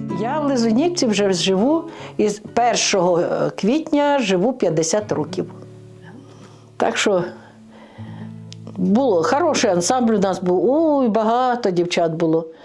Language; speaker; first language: Ukrainian; native; Ukrainian